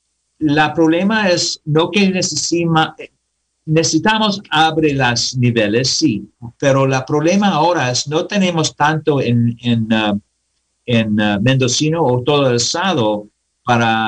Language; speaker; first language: Spanish; non-native, learner; English